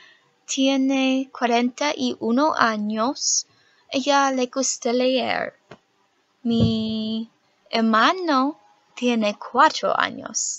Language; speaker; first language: Spanish; non-native, learner; English